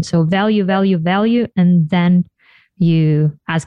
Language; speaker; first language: English; non-native, fluent; Ukrainian